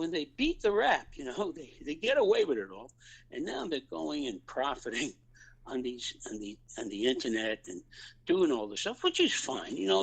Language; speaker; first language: English; native; English